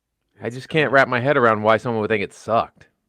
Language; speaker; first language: English; native; English